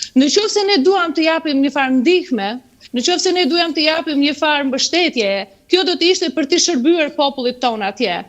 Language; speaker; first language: Albanian; native; Albanian